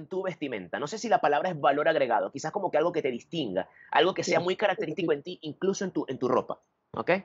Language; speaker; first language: Spanish; native; Spanish